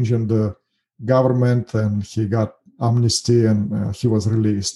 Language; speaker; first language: English; non-native, fluent; Russian